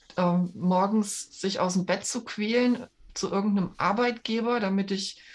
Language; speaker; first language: German; native; German